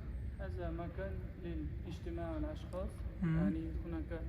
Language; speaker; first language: Arabic; non-native, learner; Kazakh